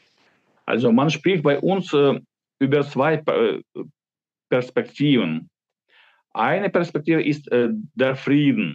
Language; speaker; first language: German; non-native, fluent; Ukrainian